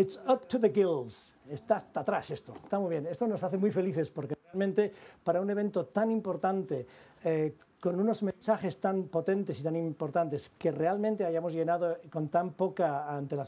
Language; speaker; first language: Spanish; native; Spanish